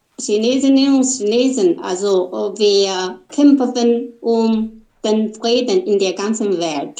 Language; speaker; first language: German; non-native, learner; Chinese